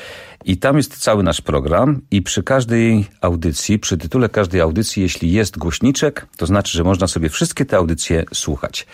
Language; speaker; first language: Polish; native; Polish